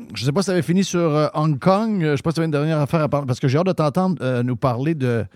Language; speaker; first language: French; native; French